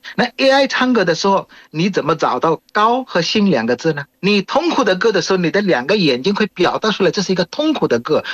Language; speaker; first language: Chinese; non-native, fluent; Bangla